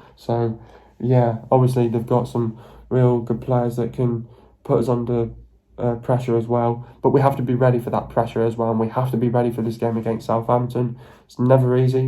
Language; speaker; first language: English; native; English